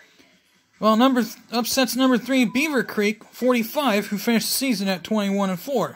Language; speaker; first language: English; native; English